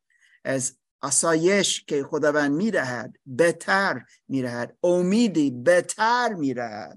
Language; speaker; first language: Persian; non-native, learner; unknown